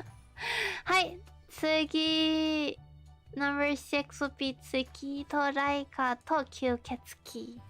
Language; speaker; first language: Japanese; non-native, learner; English